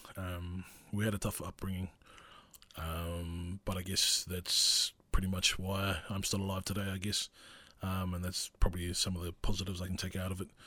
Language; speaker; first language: English; non-native, local second language; Māori